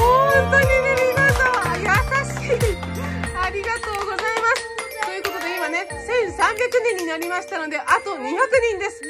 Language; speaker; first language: Japanese; native; Japanese